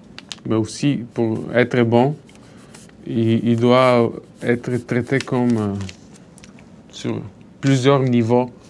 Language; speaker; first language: French; non-native, fluent; Bulgarian